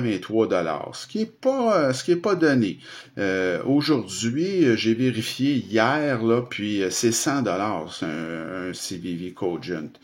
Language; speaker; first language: French; native; French